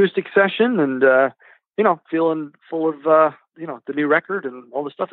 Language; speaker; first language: English; native; English